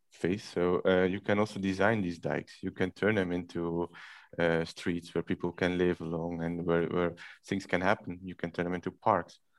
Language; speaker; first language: English; non-native, fluent; Dutch